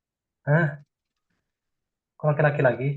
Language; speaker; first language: Indonesian; native; Indonesian